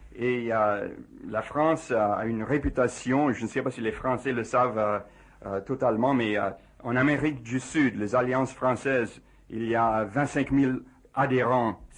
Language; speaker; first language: French; non-native, fluent; English